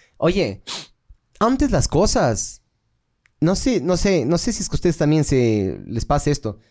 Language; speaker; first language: Spanish; native; Spanish